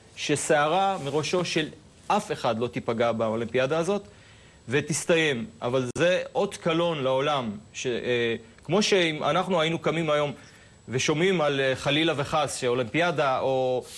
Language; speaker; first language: Hebrew; non-native, local second language; Adyghe